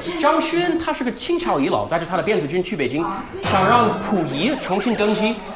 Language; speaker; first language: Chinese; non-native, fluent; English